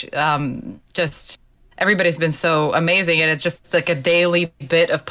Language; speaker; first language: English; non-native, fluent; Slovenian